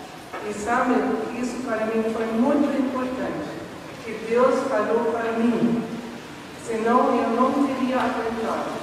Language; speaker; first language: Portuguese; non-native, fluent; German